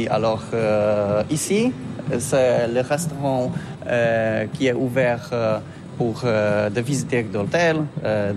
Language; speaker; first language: French; non-native, learner; Polish